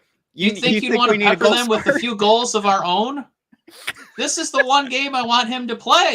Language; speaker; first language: English; native; English